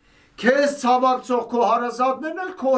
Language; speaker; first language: Armenian; native; Armenian